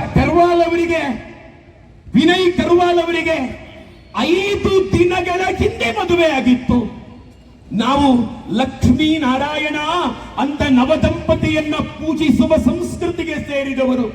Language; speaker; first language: Kannada; native; Kannada